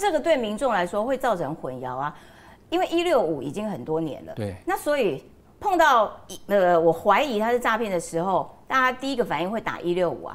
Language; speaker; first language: Chinese; native; Chinese